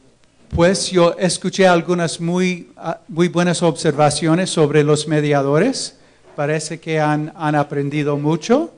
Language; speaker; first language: Spanish; non-native, fluent; English